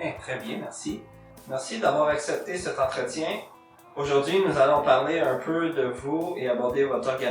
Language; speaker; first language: French; native; French